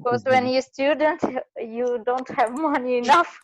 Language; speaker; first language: English; non-native, learner; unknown